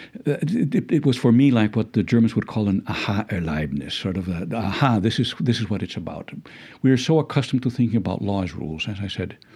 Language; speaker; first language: English; early bilingual, other home language; Spanish